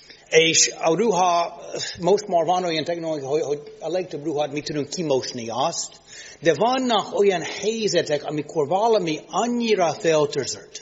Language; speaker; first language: Hungarian; non-native, fluent; English